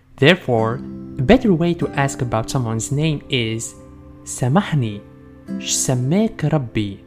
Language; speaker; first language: English; non-native, fluent; Arabic